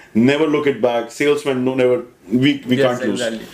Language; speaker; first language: English; non-native, local second language; Hindi